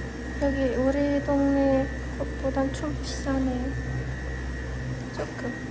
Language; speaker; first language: Korean; non-native, learner; Kazakh